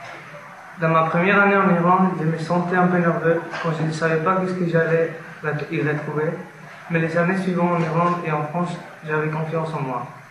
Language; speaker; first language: French; non-native, fluent; Spanish